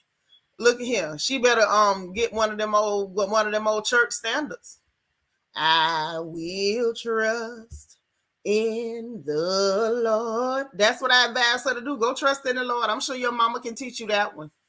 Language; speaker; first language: English; native; English